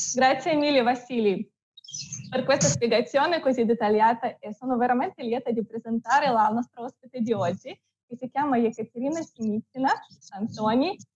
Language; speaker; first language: Italian; non-native, fluent; Russian